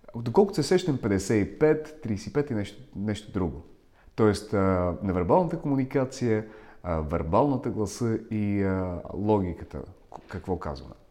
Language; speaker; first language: Bulgarian; non-native, fluent; Russian